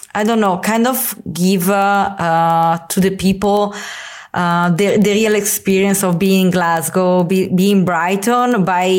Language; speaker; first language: English; non-native, fluent; Italian